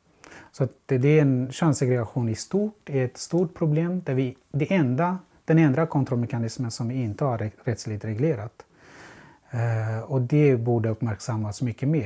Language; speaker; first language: Swedish; non-native, fluent; Central Kurdish